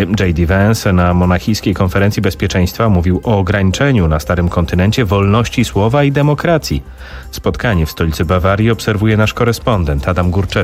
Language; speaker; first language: Polish; native; Polish